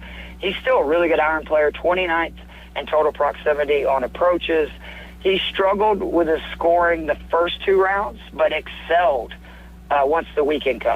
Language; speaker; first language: English; native; English